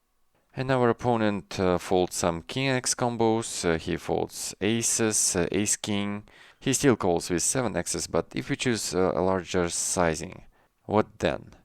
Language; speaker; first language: English; non-native, fluent; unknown